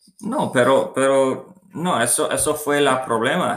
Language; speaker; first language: Spanish; non-native, learner; English